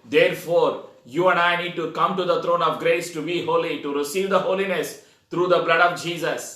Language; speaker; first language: English; non-native, local second language; Telugu